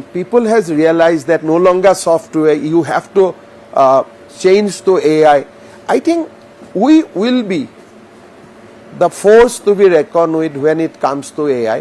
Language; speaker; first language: English; non-native, local second language; Assamese